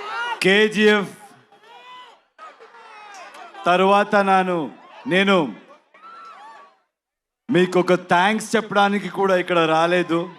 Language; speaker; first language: Telugu; non-native, learner; Kannada